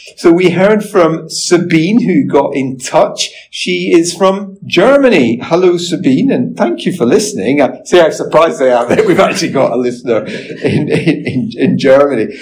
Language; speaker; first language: English; native; English